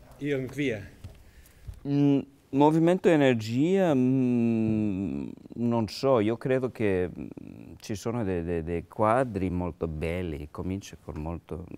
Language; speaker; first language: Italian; non-native, learner; English